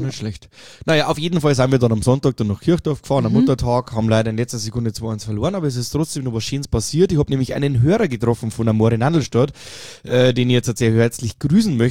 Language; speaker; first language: German; native; German